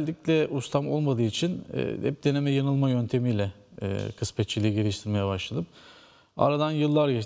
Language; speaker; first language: Turkish; native; Turkish